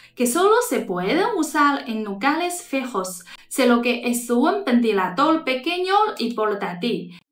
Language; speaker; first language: Spanish; non-native, fluent; Chinese